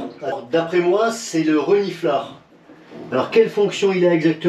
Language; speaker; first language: French; native; French